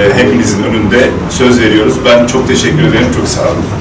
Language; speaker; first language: Turkish; native; Turkish